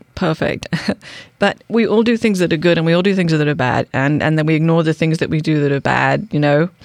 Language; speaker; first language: English; native; English